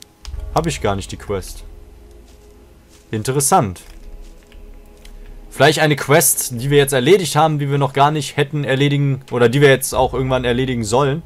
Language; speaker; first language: German; native; German